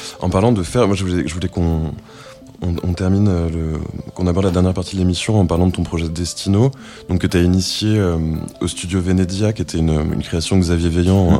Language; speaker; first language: French; native; French